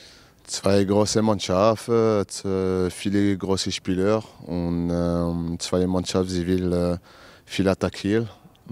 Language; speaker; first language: German; non-native, learner; French